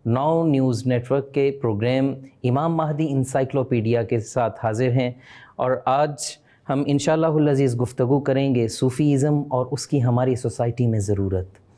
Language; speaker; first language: Urdu; native; Urdu